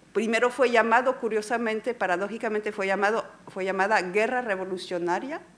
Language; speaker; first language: Spanish; non-native, fluent; French